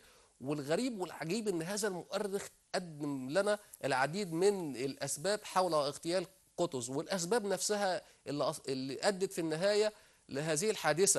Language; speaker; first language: Arabic; native; Arabic